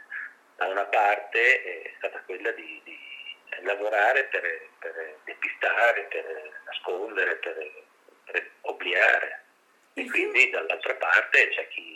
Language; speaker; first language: Italian; native; Italian